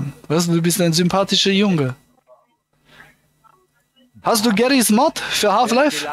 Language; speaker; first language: German; native; German